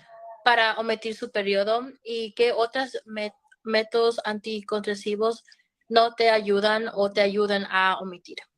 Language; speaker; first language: Spanish; early bilingual, heritage; Spanish